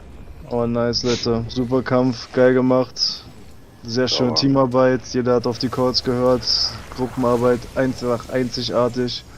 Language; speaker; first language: German; native; German